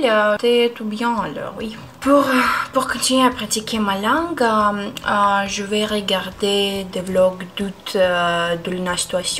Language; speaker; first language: French; non-native, learner; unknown